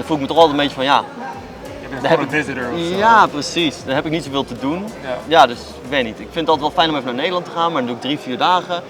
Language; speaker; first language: Dutch; native; Dutch